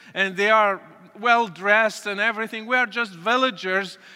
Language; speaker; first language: English; non-native, fluent; Arabic